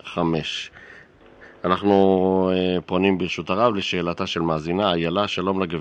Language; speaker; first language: Hebrew; native; Hebrew